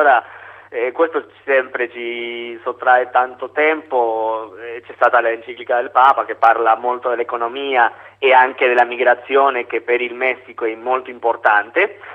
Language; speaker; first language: Italian; non-native, fluent; Spanish